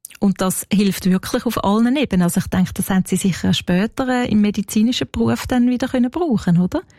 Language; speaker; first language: German; native; German